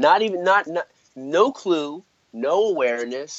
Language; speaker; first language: English; native; English